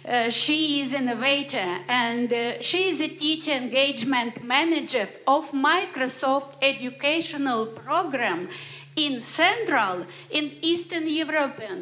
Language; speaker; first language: English; non-native, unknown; Ukrainian